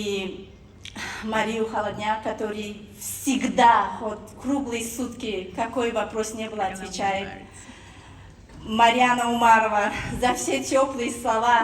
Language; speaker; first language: Russian; non-native, fluent; Tajik